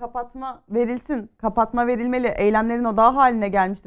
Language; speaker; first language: Turkish; native; Turkish